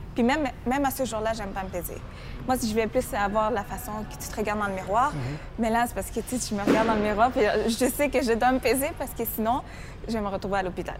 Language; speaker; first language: French; early bilingual, heritage; French